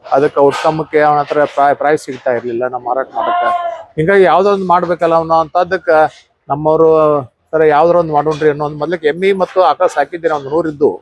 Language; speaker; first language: Kannada; native; Kannada